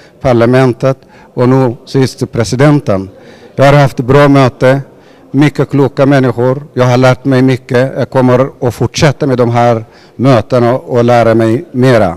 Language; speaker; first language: Swedish; non-native, fluent; Somali